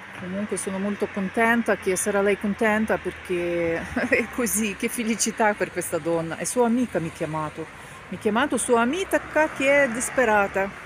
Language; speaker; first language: Italian; non-native, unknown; Ukrainian